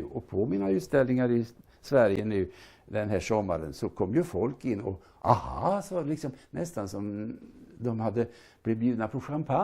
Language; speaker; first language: Swedish; native; Swedish